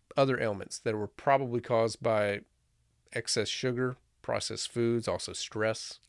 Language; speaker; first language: English; native; English